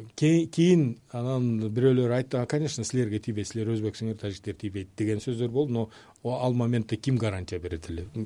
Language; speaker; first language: Kyrgyz; non-native, local second language; Uzbek